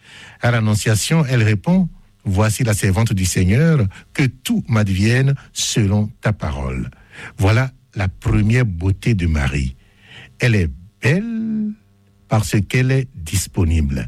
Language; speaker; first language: French; native; French